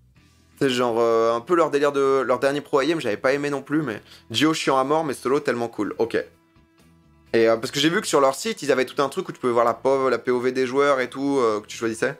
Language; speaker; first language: French; native; French